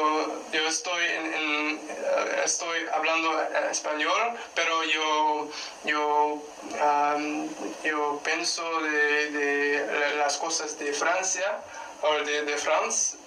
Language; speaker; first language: Spanish; non-native, learner; English